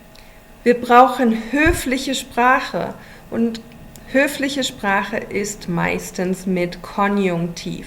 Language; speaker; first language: German; non-native, fluent; English